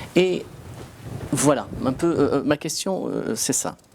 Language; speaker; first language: French; non-native, local second language; Arabic